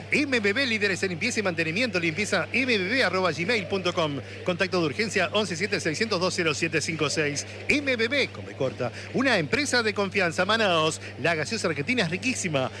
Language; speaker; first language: Spanish; native; Spanish